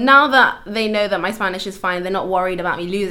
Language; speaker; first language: English; native; English